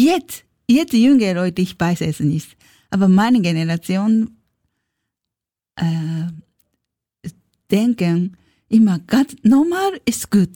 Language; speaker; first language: German; non-native, learner; Japanese